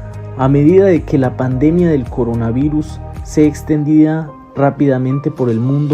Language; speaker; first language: Spanish; native; Spanish